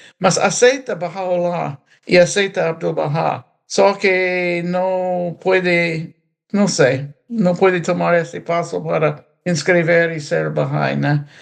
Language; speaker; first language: Portuguese; non-native, fluent; English